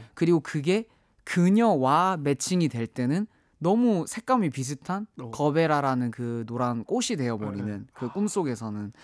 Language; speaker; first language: Korean; native; Korean